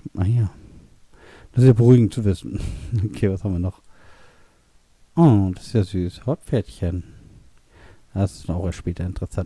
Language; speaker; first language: German; native; German